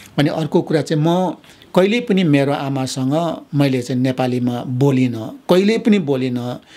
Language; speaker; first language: Nepali; non-native, local second language; Limburgish